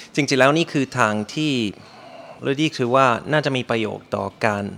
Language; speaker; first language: Thai; non-native, fluent; German